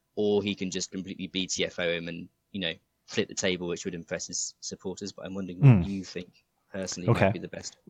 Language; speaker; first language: English; native; English